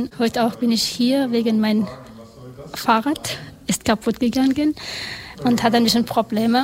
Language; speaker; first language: German; non-native, learner; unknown